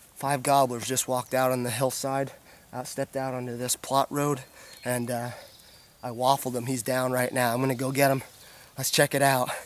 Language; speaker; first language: English; native; English